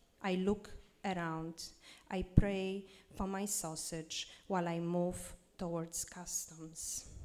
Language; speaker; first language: English; non-native, fluent; Polish